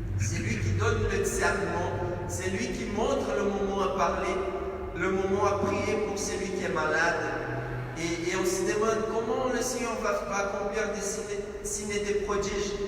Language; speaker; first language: French; non-native, fluent; Portuguese